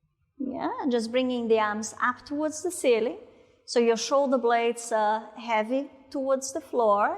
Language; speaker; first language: English; non-native, fluent; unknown